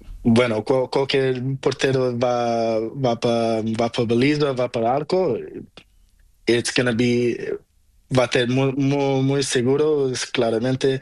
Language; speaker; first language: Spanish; non-native, learner; Portuguese